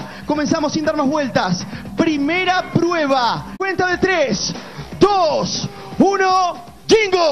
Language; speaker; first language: Spanish; native; Spanish